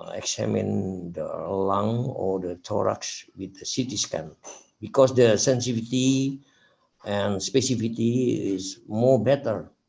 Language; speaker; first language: English; non-native, learner; Indonesian